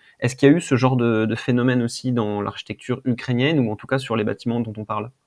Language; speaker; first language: French; native; French